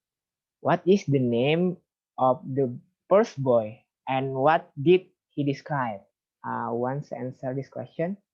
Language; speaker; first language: English; non-native, fluent; Indonesian